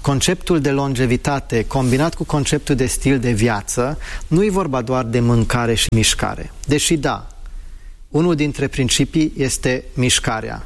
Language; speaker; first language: Romanian; early bilingual, heritage; Romanian